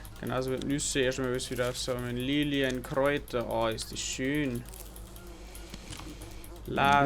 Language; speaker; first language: German; native; German